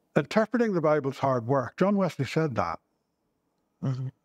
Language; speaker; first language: English; native; English